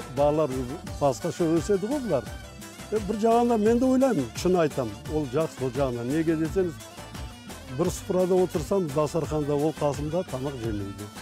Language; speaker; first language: Kazakh; non-native, local second language; Kurdish